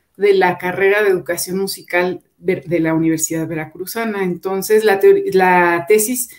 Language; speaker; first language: Spanish; native; Spanish